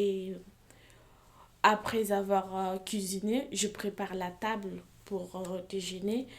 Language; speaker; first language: French; non-native, fluent; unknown